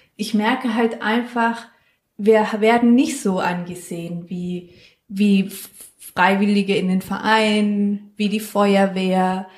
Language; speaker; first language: German; non-native, fluent; Spanish